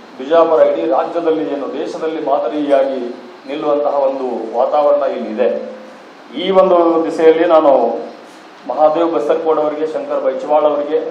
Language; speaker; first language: Kannada; native; Kannada